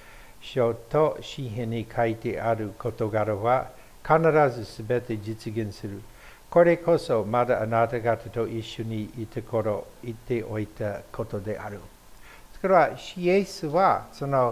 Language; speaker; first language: Japanese; non-native, fluent; English